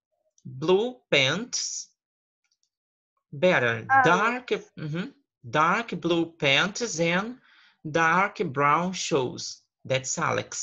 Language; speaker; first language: English; non-native, fluent; Portuguese